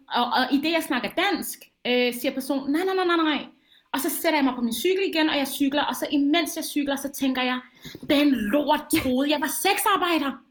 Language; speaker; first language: Danish; early bilingual, other home language; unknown